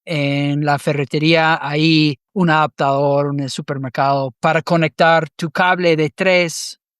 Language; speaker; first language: Spanish; non-native, fluent; English